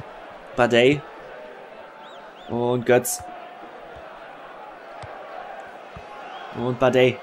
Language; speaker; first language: German; native; German